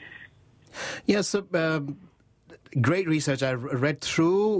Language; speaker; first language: English; non-native, local second language; Urdu